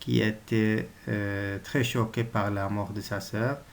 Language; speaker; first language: French; non-native, local second language; Arabic